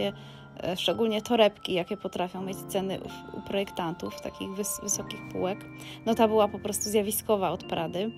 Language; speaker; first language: Polish; native; Polish